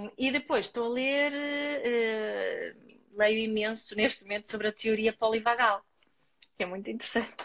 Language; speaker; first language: Portuguese; non-native, fluent; Swedish